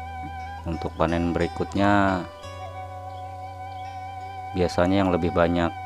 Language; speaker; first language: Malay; non-native, local second language; Sundanese